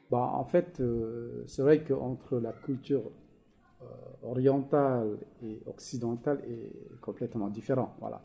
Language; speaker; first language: French; non-native, fluent; Balinese